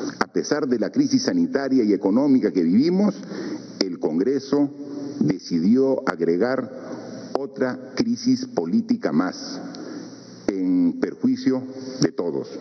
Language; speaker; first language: Spanish; native; Spanish